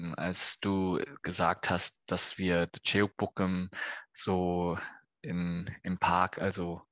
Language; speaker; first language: German; non-native, learner; Korean